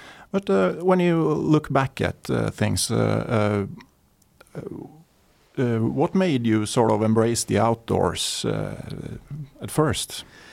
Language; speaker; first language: English; non-native, fluent; Norwegian